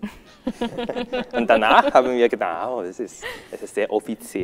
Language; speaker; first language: German; non-native, learner; Chinese